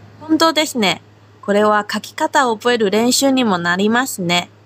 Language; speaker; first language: Japanese; non-native, fluent; Chinese